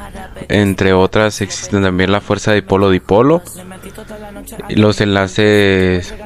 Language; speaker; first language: Spanish; native; Spanish